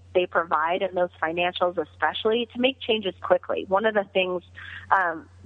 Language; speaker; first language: English; native; English